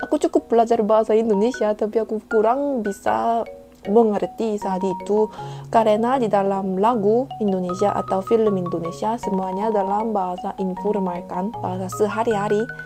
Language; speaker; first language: Indonesian; non-native, fluent; Korean